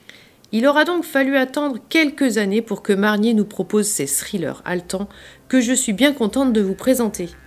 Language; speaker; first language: French; native; French